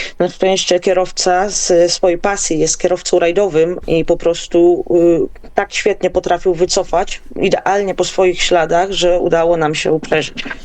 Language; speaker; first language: Polish; native; Polish